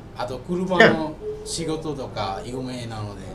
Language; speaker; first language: Japanese; non-native, learner; Bangla